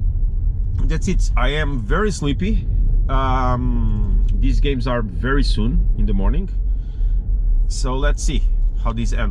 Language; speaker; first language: English; non-native, fluent; Portuguese